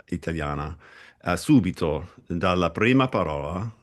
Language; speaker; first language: Italian; non-native, fluent; English